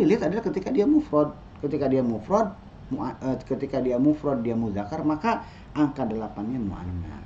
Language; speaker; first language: Indonesian; native; Indonesian